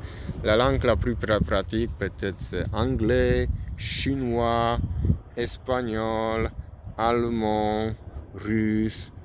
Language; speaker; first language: French; non-native, learner; Polish